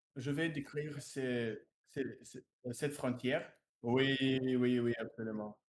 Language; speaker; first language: French; non-native, learner; Russian